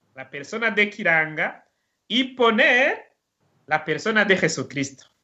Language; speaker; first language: Spanish; non-native, fluent; Rundi